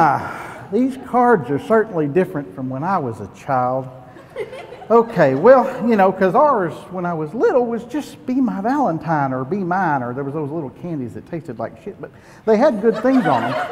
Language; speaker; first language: English; native; English